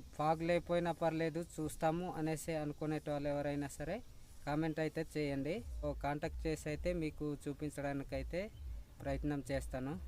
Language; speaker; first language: Telugu; non-native, local second language; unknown